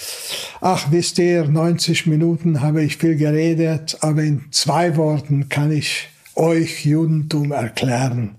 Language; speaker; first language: German; non-native, fluent; Hungarian